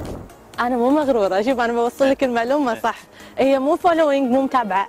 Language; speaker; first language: Arabic; native; Arabic